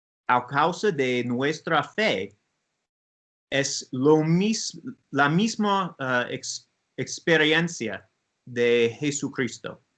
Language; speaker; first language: Spanish; non-native, learner; English